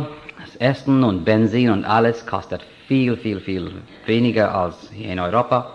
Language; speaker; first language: German; non-native, fluent; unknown